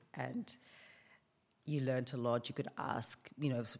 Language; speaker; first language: English; non-native, local second language; Shona